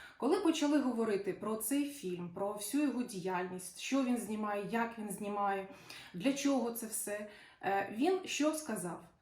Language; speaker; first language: Ukrainian; non-native, local second language; Russian